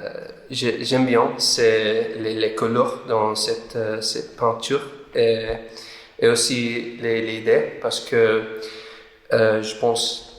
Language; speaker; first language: French; non-native, learner; English